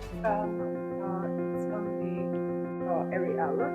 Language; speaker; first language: English; non-native, fluent; Slovak